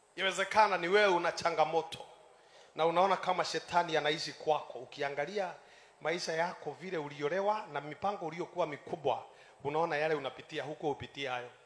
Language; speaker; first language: Swahili; non-native, local second language; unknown